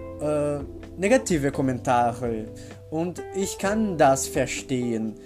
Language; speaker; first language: German; non-native, learner; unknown